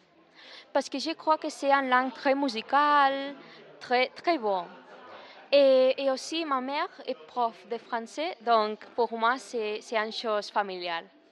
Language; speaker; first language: French; non-native, learner; Catalan